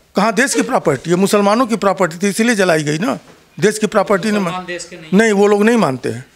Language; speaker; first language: Hindi; native; Hindi